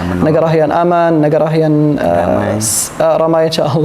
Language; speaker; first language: Indonesian; non-native, learner; Arabic